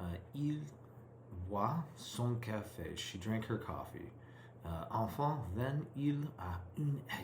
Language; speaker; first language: French; non-native, learner; English